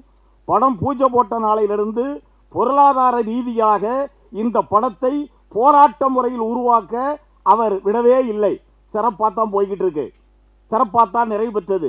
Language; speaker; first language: Tamil; native; Tamil